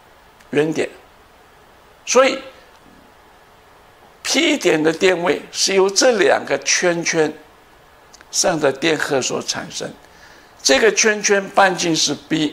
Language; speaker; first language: Chinese; native; Chinese